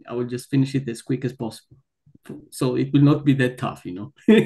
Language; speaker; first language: English; non-native, fluent; Georgian